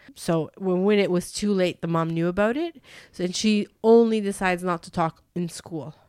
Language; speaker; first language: English; native; English